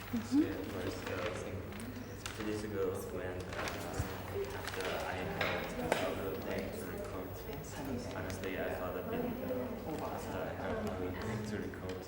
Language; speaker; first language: English; non-native, learner; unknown